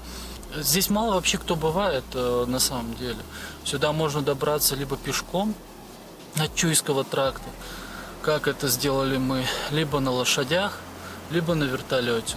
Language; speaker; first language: Russian; native; Russian